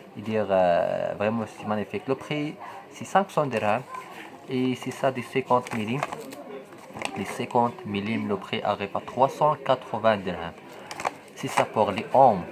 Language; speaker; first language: French; non-native, local second language; Arabic